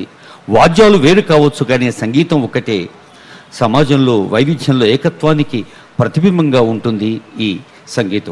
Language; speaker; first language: Telugu; native; Telugu